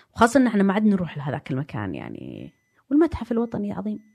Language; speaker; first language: Arabic; native; Arabic